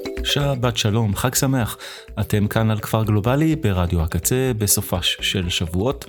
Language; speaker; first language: Hebrew; native; Hebrew